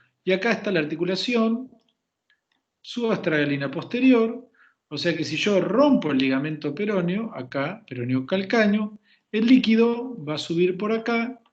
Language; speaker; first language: Spanish; native; Spanish